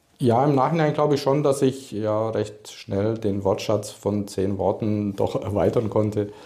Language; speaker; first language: German; early bilingual, other home language; Hungarian